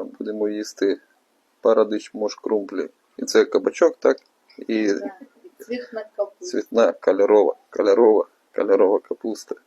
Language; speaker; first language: Ukrainian; non-native, local second language; Russian